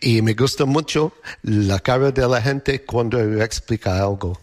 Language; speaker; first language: Spanish; non-native, learner; English